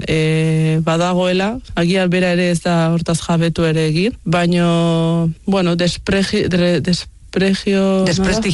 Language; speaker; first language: Basque; native; Basque